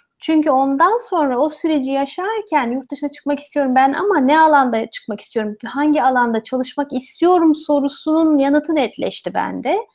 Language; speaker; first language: Turkish; native; Turkish